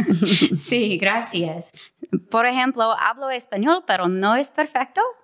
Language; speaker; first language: Spanish; non-native, fluent; English